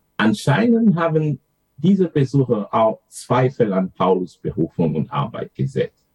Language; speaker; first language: German; non-native, fluent; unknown